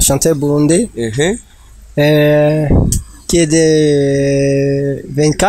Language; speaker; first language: French; non-native, learner; Rundi